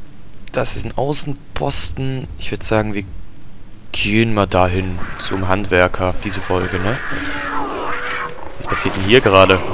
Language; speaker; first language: German; native; German